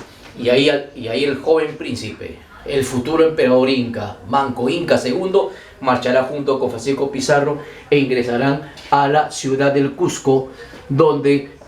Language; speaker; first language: Spanish; native; Spanish